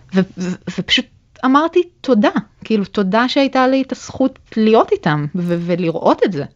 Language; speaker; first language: Hebrew; native; Hebrew